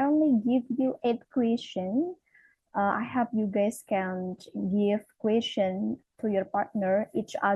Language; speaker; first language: English; non-native, fluent; Indonesian